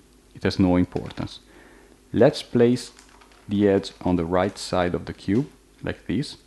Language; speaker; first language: English; non-native, fluent; Italian